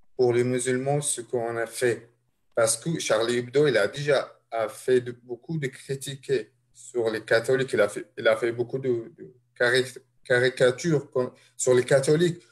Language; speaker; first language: French; non-native, fluent; Arabic